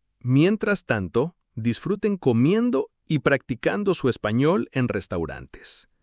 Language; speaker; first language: Spanish; non-native, fluent; English